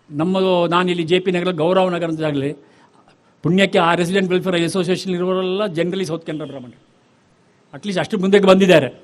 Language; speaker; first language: Kannada; native; Kannada